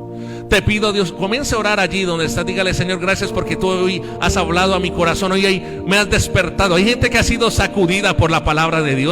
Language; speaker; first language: Spanish; native; Spanish